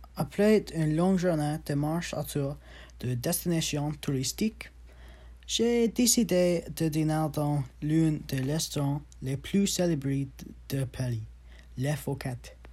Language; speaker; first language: French; non-native, learner; English